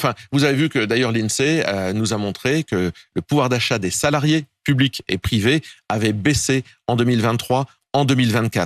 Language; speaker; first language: French; native; French